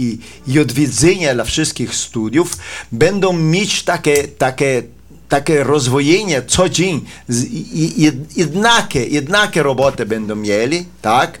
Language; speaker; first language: Polish; early bilingual, heritage; Polish